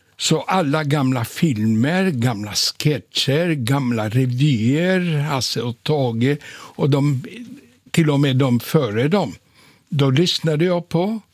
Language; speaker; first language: Swedish; non-native, fluent; Polish